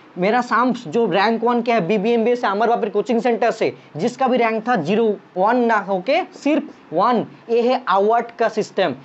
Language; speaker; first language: Hindi; non-native, local second language; Bangla